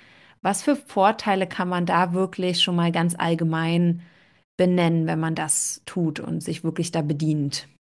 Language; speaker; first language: German; native; German